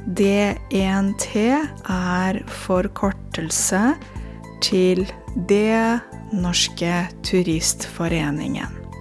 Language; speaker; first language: Norwegian; non-native, fluent; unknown